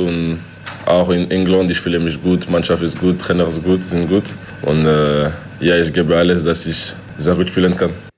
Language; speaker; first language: German; non-native, learner; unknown